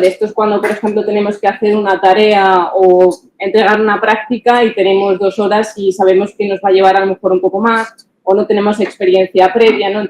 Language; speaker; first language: Spanish; native; Spanish